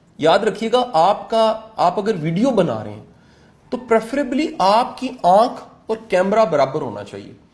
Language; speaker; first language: Urdu; non-native, local second language; Punjabi